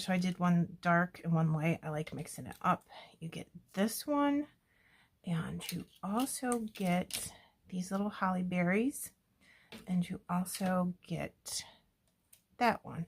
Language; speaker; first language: English; native; English